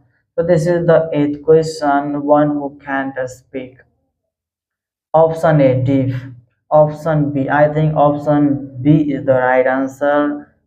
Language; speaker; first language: English; non-native, local second language; Hindi